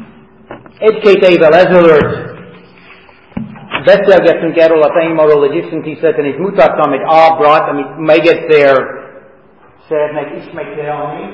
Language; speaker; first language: Hungarian; non-native, fluent; English